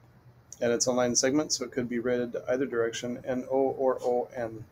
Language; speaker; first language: English; native; English